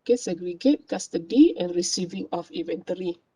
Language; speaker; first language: English; non-native, local second language; Malay